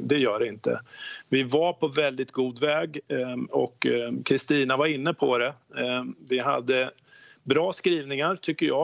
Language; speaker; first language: Swedish; native; Swedish